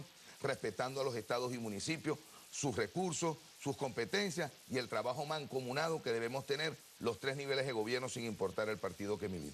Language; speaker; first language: Spanish; native; Spanish